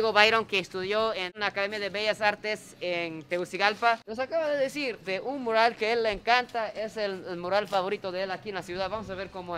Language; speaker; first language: Spanish; non-native, fluent; Japanese